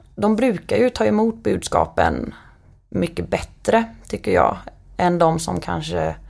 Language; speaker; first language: Swedish; native; Swedish